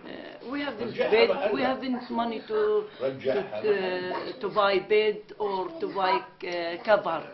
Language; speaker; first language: English; non-native, learner; Arabic